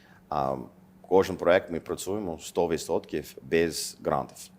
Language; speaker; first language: Ukrainian; non-native, learner; English